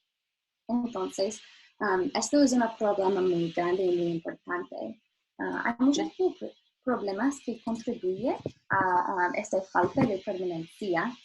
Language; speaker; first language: Spanish; non-native, learner; English